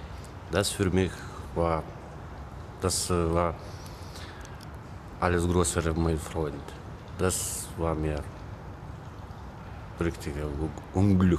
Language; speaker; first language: German; non-native, learner; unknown